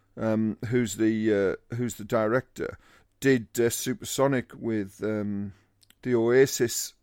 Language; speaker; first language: English; native; English